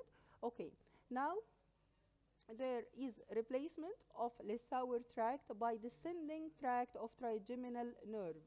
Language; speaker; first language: English; non-native, local second language; Arabic